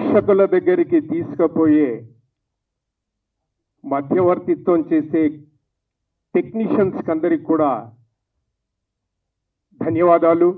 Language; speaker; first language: Telugu; native; Telugu